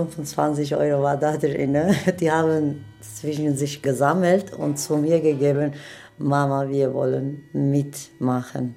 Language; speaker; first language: German; non-native, learner; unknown